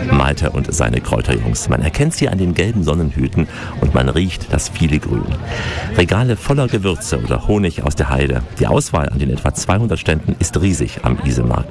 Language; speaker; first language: German; native; German